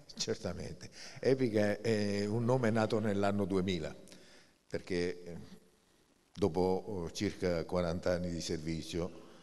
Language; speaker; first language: Italian; native; Italian